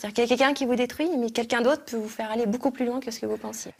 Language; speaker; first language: French; early bilingual, other home language; Russian